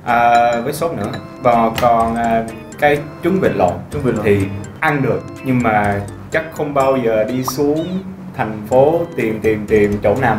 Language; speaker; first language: Vietnamese; non-native, fluent; English